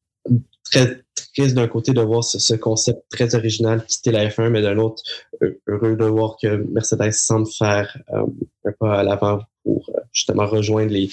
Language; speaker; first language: French; native; French